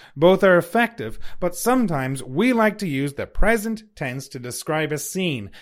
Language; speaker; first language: English; native; English